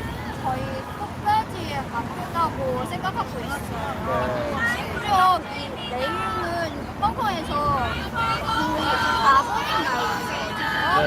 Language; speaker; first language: Korean; non-native, learner; Cantonese